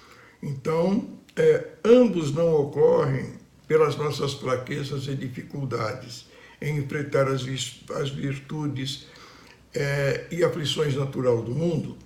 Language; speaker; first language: Portuguese; native; Portuguese